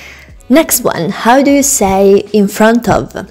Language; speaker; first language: English; non-native, fluent; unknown